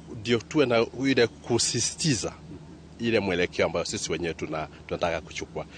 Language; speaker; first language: Swahili; non-native, local second language; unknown